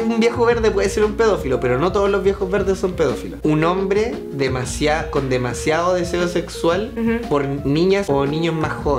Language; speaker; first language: Spanish; native; Spanish